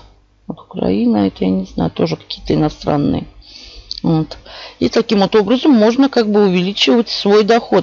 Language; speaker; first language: Russian; native; Russian